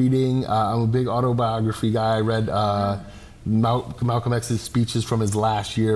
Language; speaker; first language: English; native; English